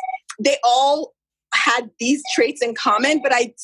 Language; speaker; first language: English; non-native, local second language; Igbo